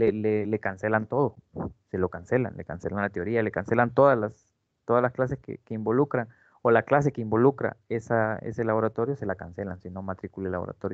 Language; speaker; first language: Spanish; native; Spanish